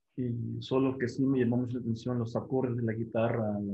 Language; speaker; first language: Spanish; non-native, local second language; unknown